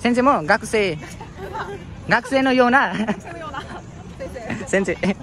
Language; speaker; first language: Japanese; non-native, learner; Nepali